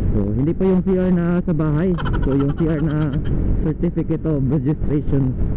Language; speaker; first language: Filipino; non-native, local second language; Cebuano